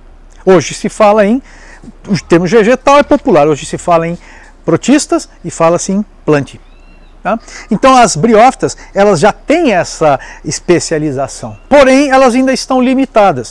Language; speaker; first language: Portuguese; native; Portuguese